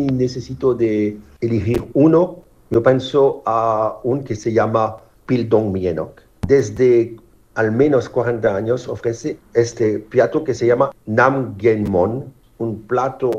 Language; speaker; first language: Spanish; non-native, fluent; French